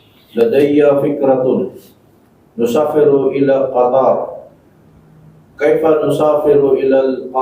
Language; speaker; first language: Arabic; non-native, learner; Filipino